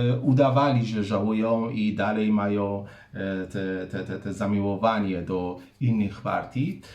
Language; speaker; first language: Polish; non-native, fluent; Persian